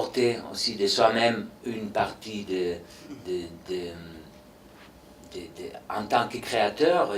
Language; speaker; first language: French; non-native, fluent; Spanish